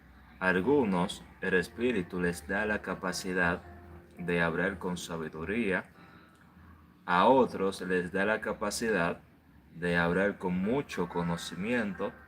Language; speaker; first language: Spanish; native; Spanish